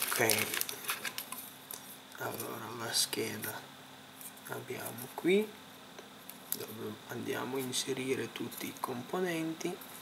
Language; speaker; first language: Italian; non-native, fluent; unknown